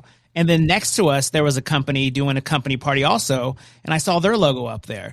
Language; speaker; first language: English; native; English